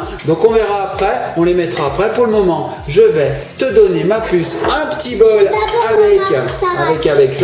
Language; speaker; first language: French; native; French